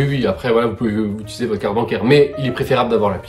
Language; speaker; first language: French; native; French